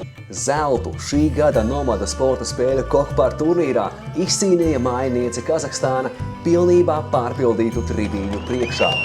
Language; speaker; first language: Latvian; native; Latvian